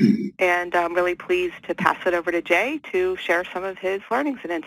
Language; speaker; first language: English; native; English